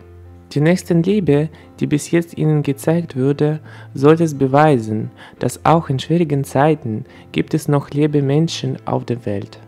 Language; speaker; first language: German; non-native, fluent; Russian